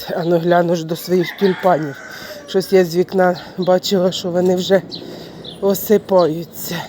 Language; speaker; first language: Ukrainian; native; Ukrainian